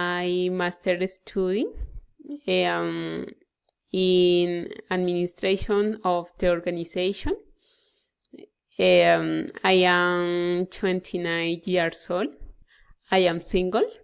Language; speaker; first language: English; non-native, learner; Spanish